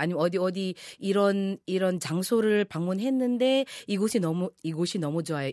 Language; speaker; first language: Korean; non-native, fluent; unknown